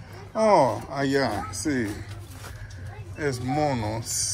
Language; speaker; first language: Spanish; non-native, learner; English